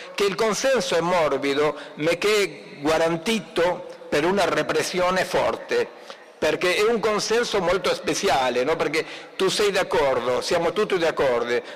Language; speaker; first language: Italian; non-native, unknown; Spanish